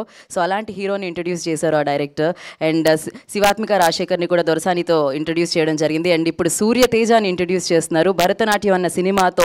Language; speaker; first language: Telugu; native; Telugu